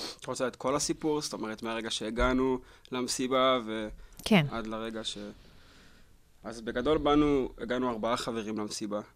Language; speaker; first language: Hebrew; native; Hebrew